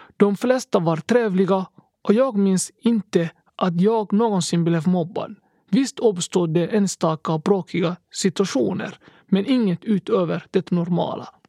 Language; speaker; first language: Swedish; early bilingual, other home language; Somali